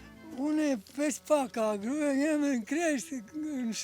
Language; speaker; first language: Albanian; non-native, local second language; Croatian